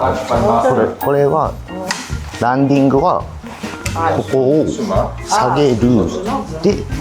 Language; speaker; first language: Japanese; native; Japanese